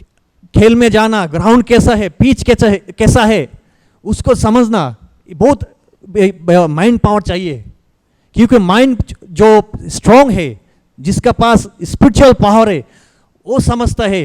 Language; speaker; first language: Hindi; non-native, learner; Bangla